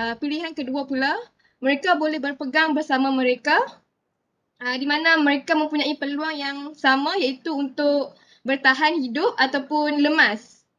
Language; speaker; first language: Malay; native; Malay